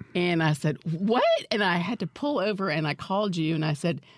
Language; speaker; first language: English; native; English